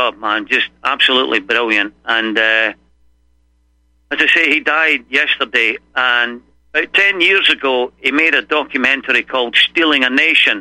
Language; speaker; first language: English; native; English